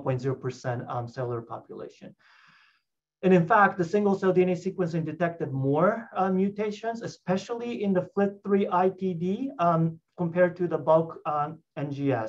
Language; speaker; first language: English; non-native, fluent; Japanese